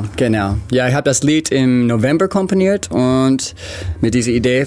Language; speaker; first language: German; non-native, learner; English